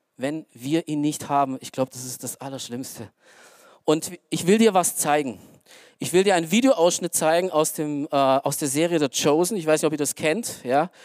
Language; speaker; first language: German; early bilingual, other home language; Romanian